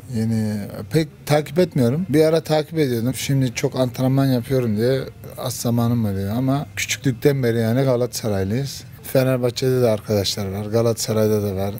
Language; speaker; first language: Turkish; early bilingual, heritage; Turkish